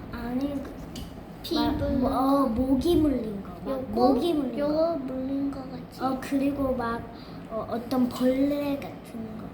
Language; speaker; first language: Korean; early bilingual, heritage; Korean